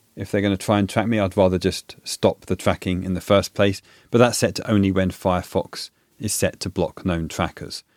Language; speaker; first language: English; native; English